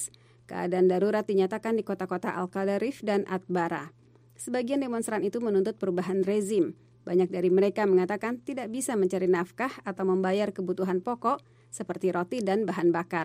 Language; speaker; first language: Indonesian; native; Indonesian